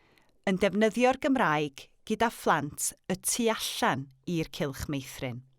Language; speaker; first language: Welsh; native; Welsh